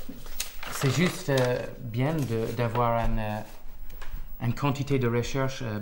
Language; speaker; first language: French; non-native, fluent; English